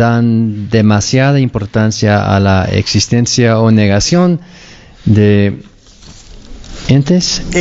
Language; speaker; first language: Spanish; non-native, fluent; English